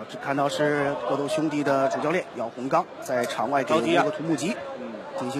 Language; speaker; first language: Chinese; native; Chinese